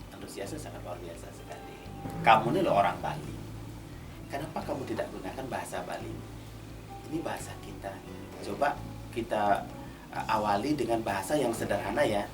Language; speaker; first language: Indonesian; non-native, local second language; Balinese